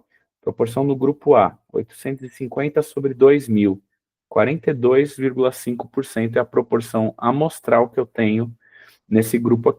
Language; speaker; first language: Portuguese; native; Portuguese